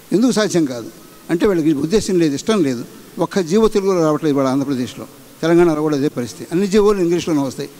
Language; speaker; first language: Telugu; native; Telugu